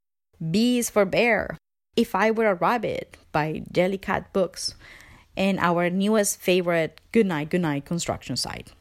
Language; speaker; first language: English; non-native, fluent; Spanish